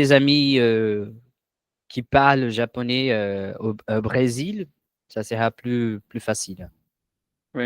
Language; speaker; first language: French; non-native, learner; Portuguese